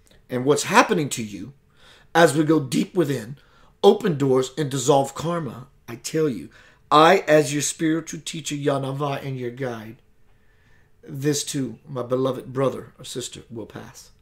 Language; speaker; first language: English; native; English